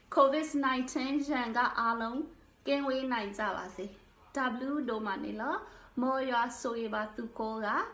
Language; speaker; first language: Burmese; non-native, local second language; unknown